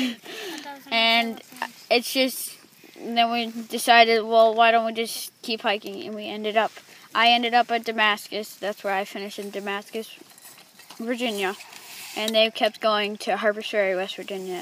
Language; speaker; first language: English; native; English